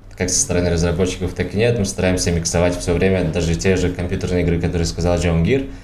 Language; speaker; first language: Russian; non-native, local second language; Tajik